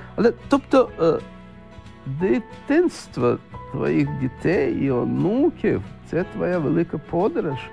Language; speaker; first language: Ukrainian; non-native, local second language; Russian